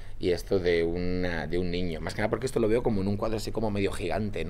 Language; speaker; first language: Spanish; native; Spanish